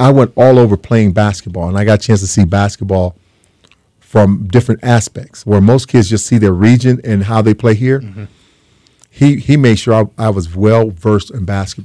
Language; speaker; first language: English; native; English